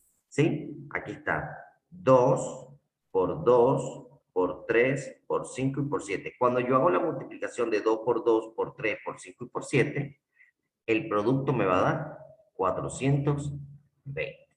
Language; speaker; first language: Spanish; native; Spanish